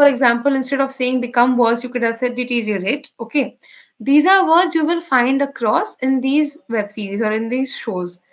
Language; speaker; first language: English; non-native, local second language; Bangla